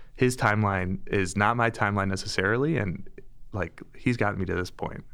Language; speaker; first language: English; native; English